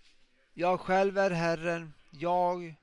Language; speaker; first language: Swedish; non-native, local second language; Finnish